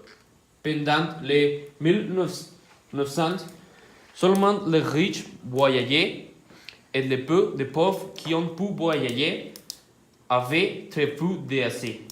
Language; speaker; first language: French; non-native, learner; Spanish